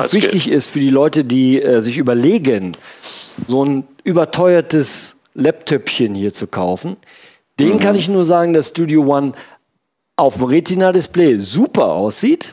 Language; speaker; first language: German; native; German